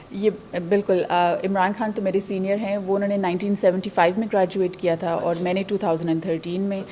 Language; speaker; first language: Urdu; native; Urdu